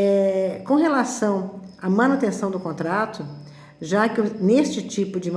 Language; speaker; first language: Portuguese; native; Portuguese